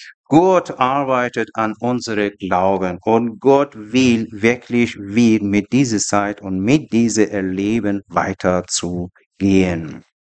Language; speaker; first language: German; non-native, learner; Persian